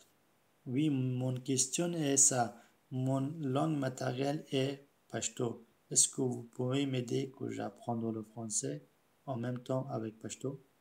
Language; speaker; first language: French; non-native, learner; Pashto